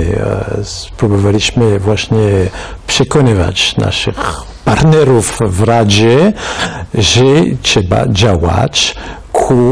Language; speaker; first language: Polish; non-native, fluent; French